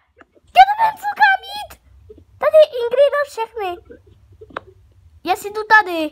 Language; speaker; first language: Czech; early bilingual, other home language; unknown